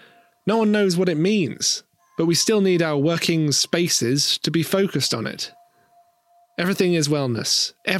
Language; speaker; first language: English; native; English